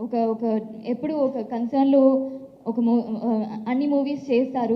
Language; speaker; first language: Telugu; non-native, local second language; Tamil